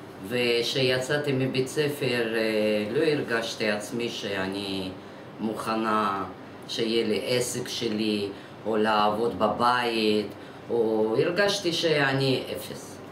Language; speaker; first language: Hebrew; non-native, fluent; Russian